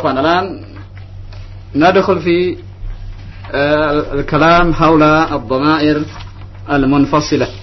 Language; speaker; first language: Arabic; non-native, fluent; Indonesian